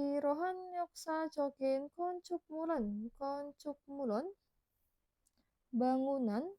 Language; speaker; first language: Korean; non-native, fluent; Indonesian